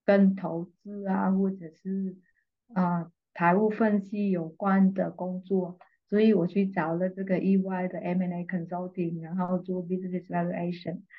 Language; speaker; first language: Chinese; non-native, fluent; Vietnamese